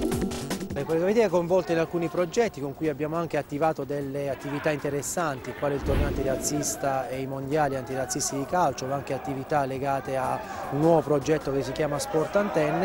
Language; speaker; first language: Italian; native; Italian